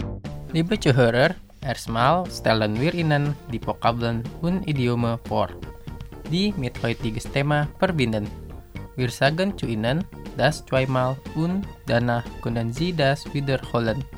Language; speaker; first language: German; non-native, learner; Indonesian